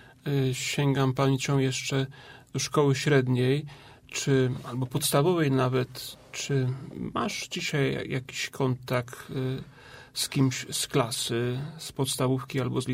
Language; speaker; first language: Polish; native; Polish